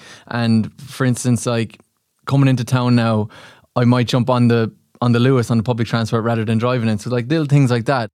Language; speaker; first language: English; native; English